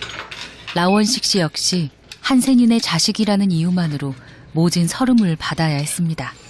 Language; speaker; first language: Korean; native; Korean